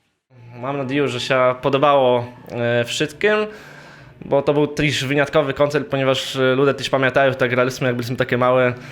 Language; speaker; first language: Polish; non-native, local second language; Rusyn